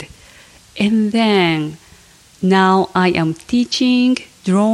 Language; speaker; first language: English; non-native, fluent; Japanese